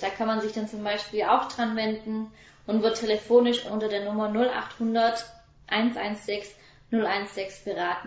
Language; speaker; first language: German; native; German